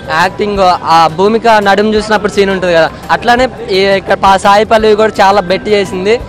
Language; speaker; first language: Telugu; native; Telugu